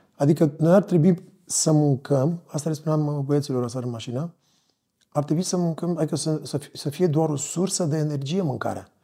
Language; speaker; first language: Romanian; native; Romanian